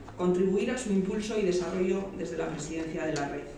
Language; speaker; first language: Spanish; native; Spanish